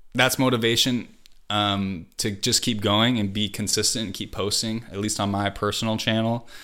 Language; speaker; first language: English; native; English